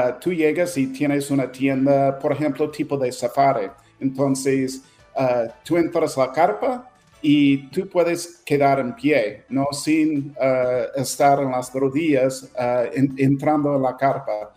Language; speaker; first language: Spanish; non-native, fluent; English